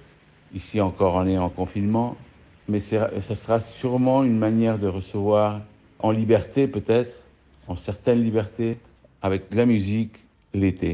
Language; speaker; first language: French; early bilingual, heritage; French